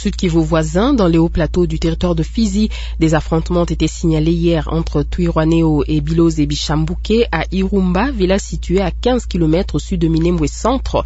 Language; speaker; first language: French; non-native, local second language; Lingala